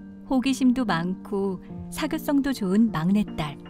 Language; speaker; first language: Korean; native; Korean